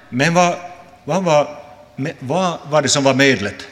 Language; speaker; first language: Swedish; non-native, local second language; Finnish